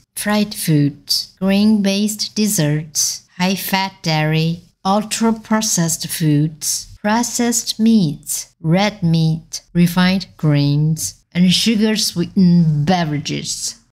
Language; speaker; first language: English; non-native, fluent; Chinese